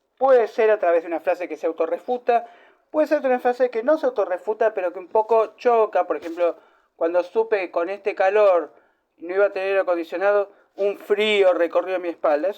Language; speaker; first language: Spanish; native; Spanish